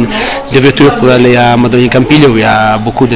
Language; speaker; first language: French; non-native, learner; Italian